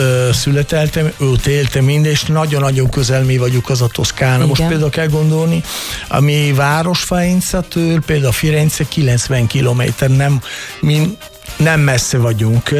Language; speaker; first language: Hungarian; non-native, learner; Italian